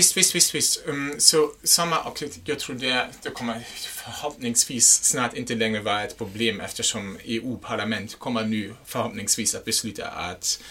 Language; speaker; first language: Swedish; non-native, fluent; German